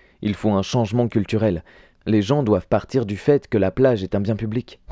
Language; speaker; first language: French; native; French